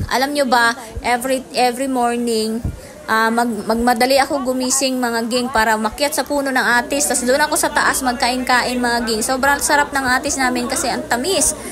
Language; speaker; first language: Filipino; non-native, local second language; Cebuano